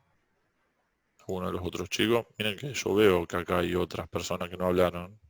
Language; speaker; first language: Spanish; native; Spanish